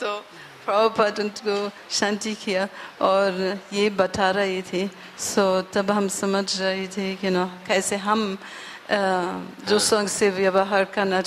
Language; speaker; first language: Hindi; non-native, learner; English